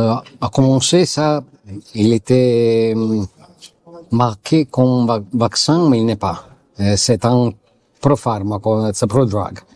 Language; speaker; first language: French; non-native, learner; Italian